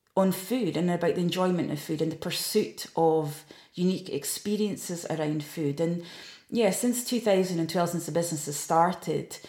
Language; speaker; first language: English; native; English